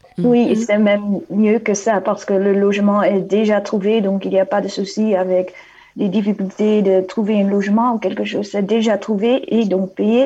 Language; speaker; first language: French; non-native, fluent; Dutch